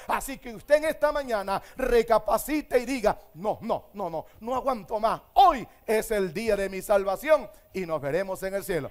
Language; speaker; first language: Spanish; native; Spanish